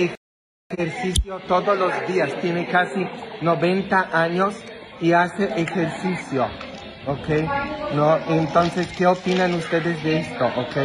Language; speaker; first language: Spanish; non-native, fluent; Polish